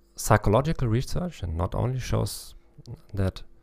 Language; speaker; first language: English; non-native, fluent; German